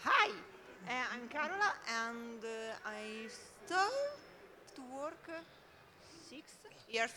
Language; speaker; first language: English; non-native, learner; Italian